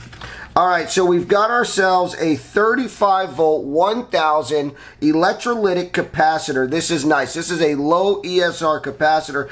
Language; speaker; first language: English; native; English